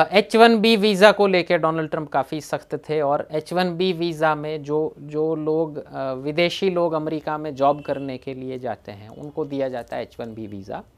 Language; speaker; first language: Hindi; non-native, local second language; Gujarati